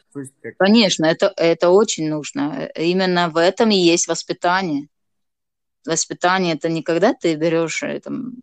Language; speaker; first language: Russian; non-native, local second language; Gagauz